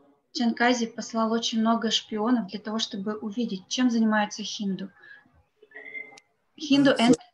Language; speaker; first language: Russian; native; Russian